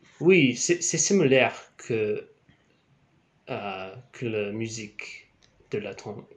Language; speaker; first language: French; non-native, learner; English